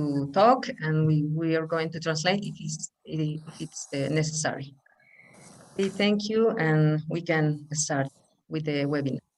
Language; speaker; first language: English; non-native, fluent; Spanish